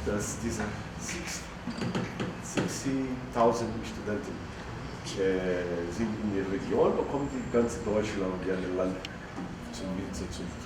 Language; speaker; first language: German; non-native, learner; Portuguese